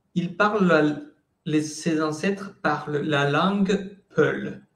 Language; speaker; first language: French; non-native, fluent; Spanish